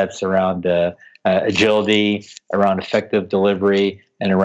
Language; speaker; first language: English; native; English